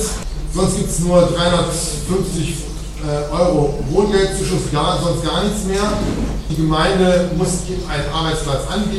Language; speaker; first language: German; native; German